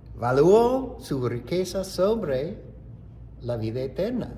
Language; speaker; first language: Spanish; non-native, fluent; English